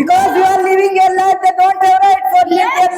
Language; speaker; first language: English; non-native, learner; Hindi